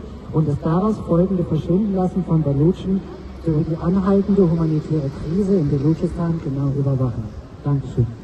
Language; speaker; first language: German; non-native, learner; Baluchi